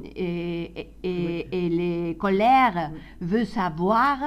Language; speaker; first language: French; non-native, fluent; Spanish